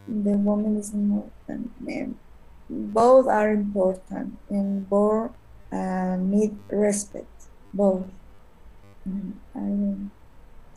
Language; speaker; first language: English; non-native, learner; Spanish